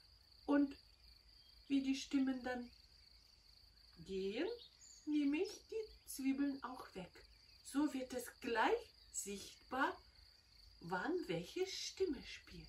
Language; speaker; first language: German; non-native, fluent; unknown